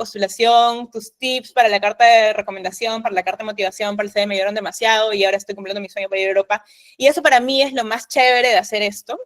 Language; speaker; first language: Spanish; native; Spanish